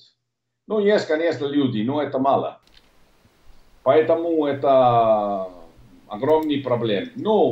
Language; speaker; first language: Russian; non-native, learner; Italian